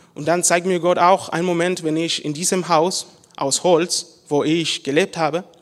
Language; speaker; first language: German; non-native, learner; Spanish